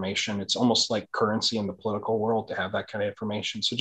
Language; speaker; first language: English; native; English